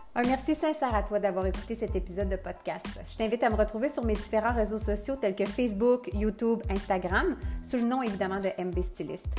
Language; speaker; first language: French; native; French